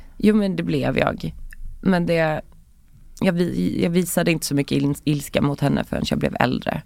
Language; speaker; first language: Swedish; early bilingual, other home language; Estonian